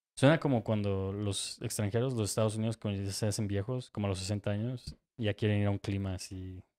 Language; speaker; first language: Spanish; native; Spanish